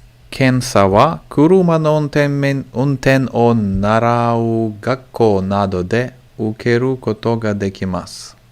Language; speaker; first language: Japanese; non-native, learner; English